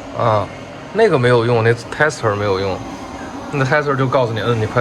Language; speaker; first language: Chinese; native; Chinese